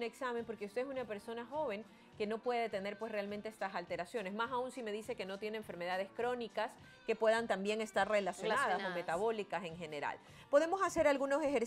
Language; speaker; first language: Spanish; native; Spanish